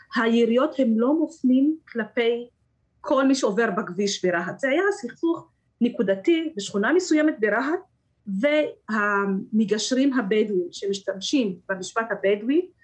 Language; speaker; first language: Hebrew; non-native, local second language; Arabic